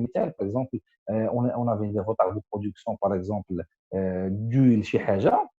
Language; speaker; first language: French; non-native, local second language; Arabic